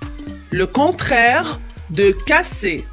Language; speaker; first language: French; non-native, local second language; Arabic